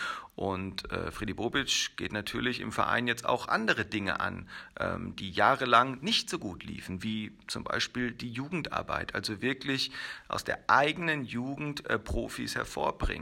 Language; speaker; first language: German; native; German